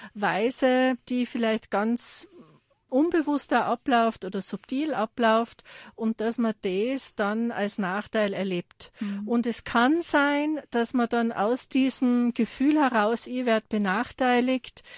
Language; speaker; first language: German; native; German